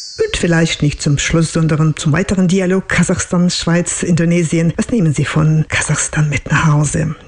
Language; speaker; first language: German; non-native, fluent; Kazakh